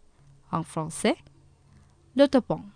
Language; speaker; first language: French; non-native, fluent; Indonesian